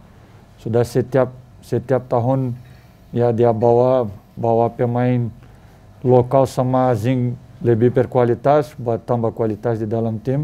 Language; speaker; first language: Indonesian; non-native, fluent; Portuguese